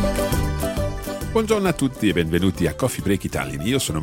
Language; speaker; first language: Italian; non-native, fluent; English